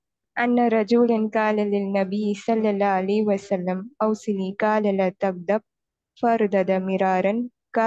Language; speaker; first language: Arabic; non-native, learner; Urdu